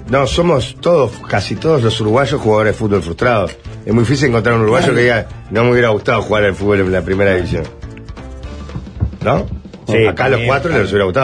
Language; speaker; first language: Spanish; native; Spanish